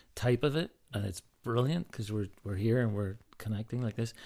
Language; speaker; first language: English; native; English